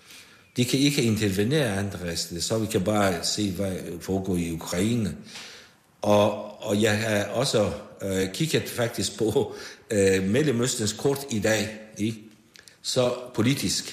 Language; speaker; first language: Danish; non-native, fluent; Persian